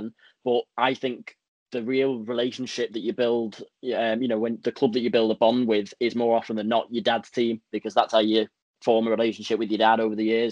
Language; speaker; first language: English; native; English